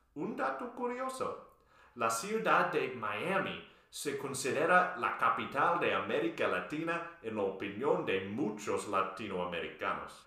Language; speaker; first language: Spanish; non-native, fluent; English